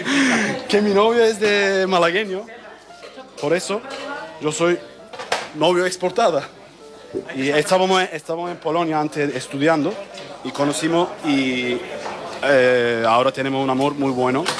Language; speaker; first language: Spanish; non-native, learner; Turkish